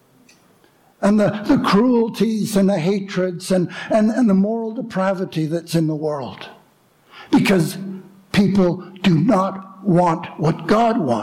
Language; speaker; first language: English; native; English